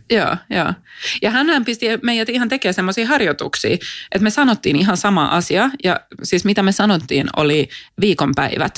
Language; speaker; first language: Finnish; non-native, local second language; Swedish